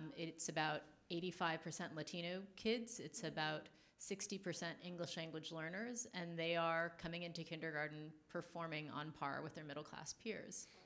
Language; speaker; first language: English; native; English